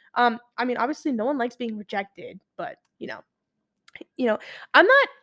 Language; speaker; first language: English; early bilingual, other home language; Arabic